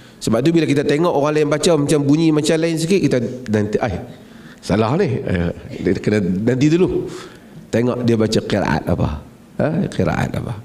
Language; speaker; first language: Malay; native; Malay